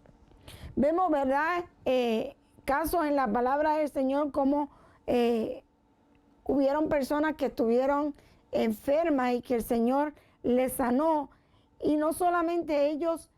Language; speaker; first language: Spanish; native; Spanish